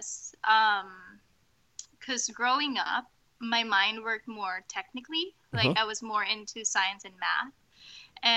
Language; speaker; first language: English; non-native, local second language; Filipino